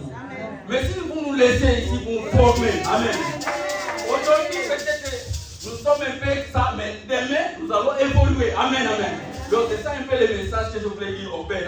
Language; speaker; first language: French; non-native, local second language; Lingala